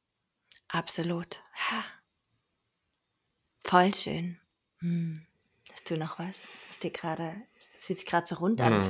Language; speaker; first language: German; native; German